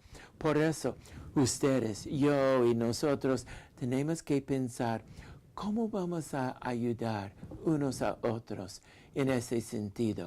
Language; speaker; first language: Spanish; non-native, fluent; English